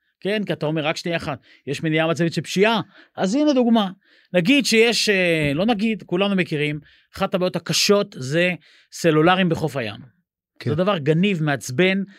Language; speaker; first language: Hebrew; native; Hebrew